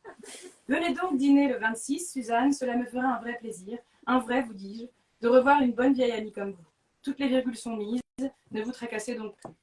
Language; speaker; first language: French; native; French